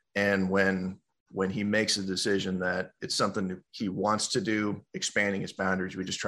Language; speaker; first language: English; native; English